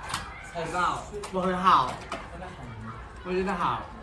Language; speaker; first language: Chinese; non-native, learner; Japanese